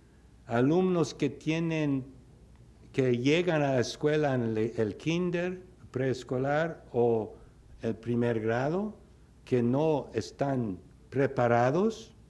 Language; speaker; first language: Spanish; non-native, fluent; English